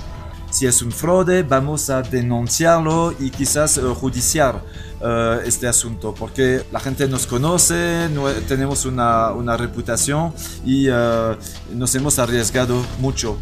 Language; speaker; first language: Spanish; non-native, fluent; French